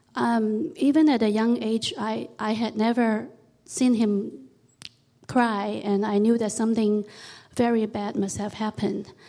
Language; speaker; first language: English; non-native, local second language; Cantonese